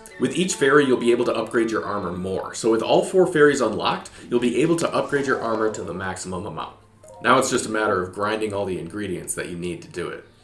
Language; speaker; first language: English; native; English